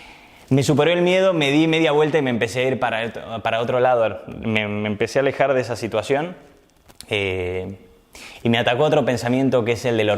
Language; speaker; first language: Spanish; native; Spanish